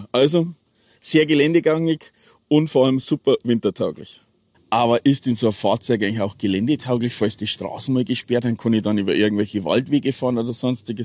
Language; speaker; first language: German; native; German